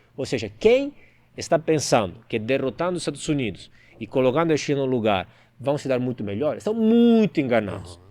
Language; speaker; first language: Portuguese; non-native, fluent; Italian